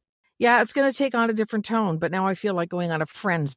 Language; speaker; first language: English; native; English